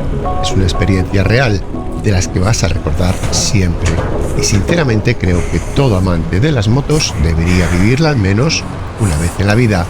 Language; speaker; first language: Spanish; native; Spanish